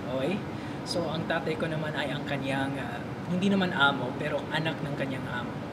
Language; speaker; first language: Filipino; native; Filipino